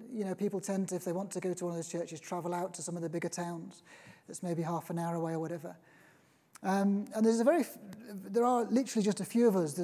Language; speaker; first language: English; native; English